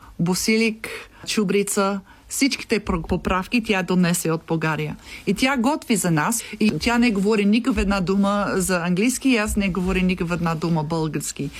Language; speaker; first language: Bulgarian; non-native, learner; English